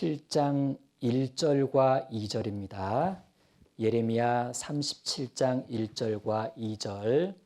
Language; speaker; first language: Korean; native; Korean